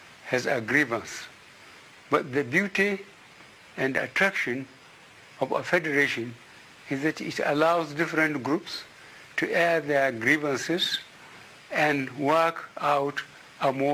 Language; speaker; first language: English; non-native, local second language; Hausa